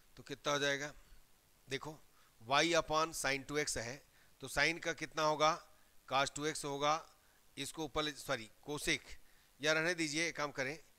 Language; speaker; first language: Hindi; native; Hindi